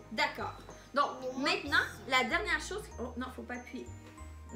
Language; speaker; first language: French; native; French